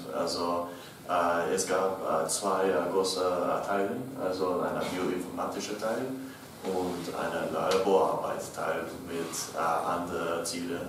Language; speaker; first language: German; non-native, learner; English